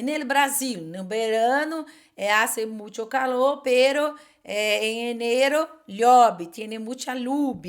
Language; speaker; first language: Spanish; non-native, learner; Portuguese